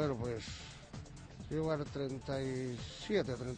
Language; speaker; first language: Spanish; native; Spanish